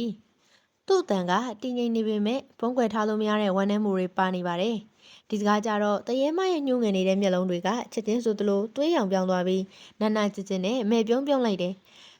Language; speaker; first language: Burmese; native; Burmese